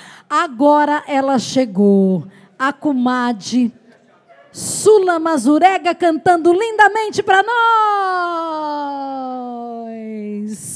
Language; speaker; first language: Portuguese; native; Portuguese